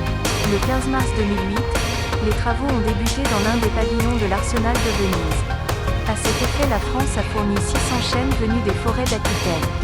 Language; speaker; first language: French; native; French